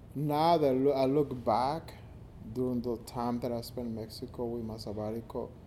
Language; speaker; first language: English; non-native, fluent; Spanish